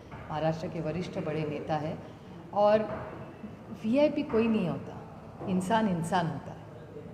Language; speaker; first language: Hindi; non-native, local second language; Marathi